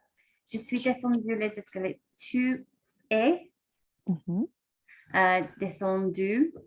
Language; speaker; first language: French; non-native, learner; English